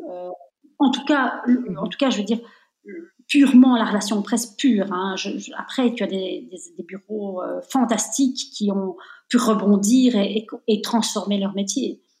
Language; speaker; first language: French; native; French